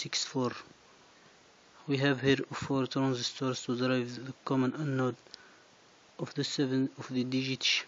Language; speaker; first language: English; non-native, fluent; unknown